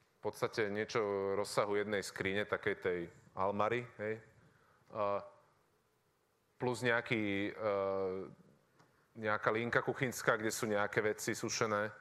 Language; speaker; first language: Slovak; native; Slovak